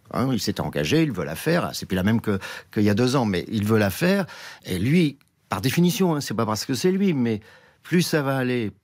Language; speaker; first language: French; native; French